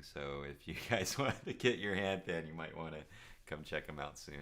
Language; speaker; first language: English; native; English